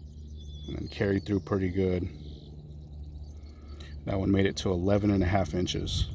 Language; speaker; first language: English; native; English